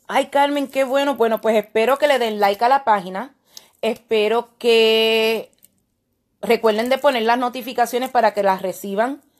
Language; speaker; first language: Spanish; native; Spanish